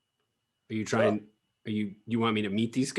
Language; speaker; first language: English; native; English